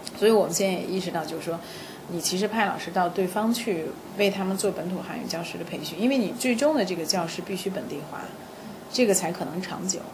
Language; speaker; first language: Chinese; native; Chinese